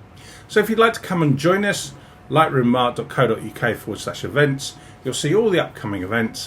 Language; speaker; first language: English; native; English